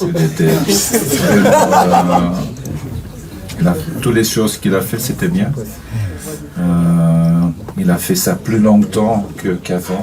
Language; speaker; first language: French; non-native, fluent; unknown